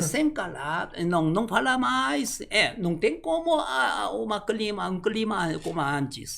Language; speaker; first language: Portuguese; non-native, learner; Korean